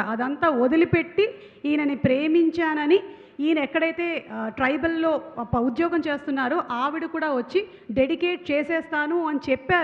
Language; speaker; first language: Telugu; native; Telugu